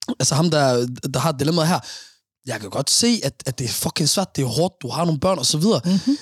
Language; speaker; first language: Danish; early bilingual, other home language; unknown